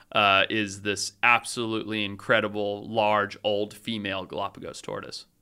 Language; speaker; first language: English; native; English